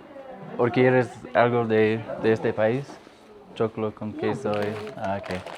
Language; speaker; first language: Spanish; non-native, learner; English